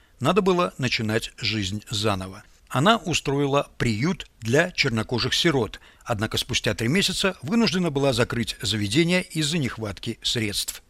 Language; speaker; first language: Russian; native; Russian